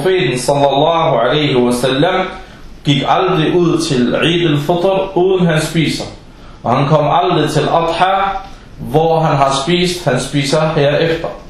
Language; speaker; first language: Danish; non-native, fluent; Arabic